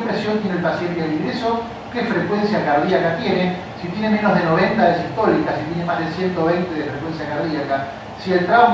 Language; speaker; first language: Spanish; native; Spanish